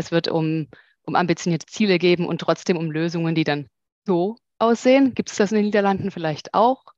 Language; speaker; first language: German; native; German